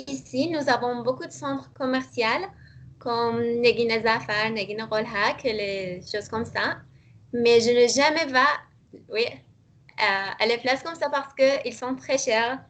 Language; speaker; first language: French; non-native, learner; Persian